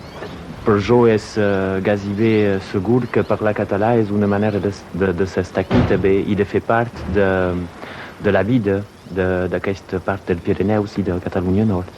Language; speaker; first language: Catalan; non-native, local second language; French